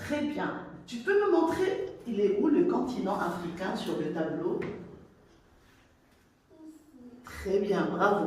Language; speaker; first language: French; non-native, local second language; Arabic